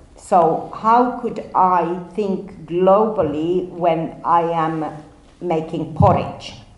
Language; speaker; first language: English; non-native, fluent; Finnish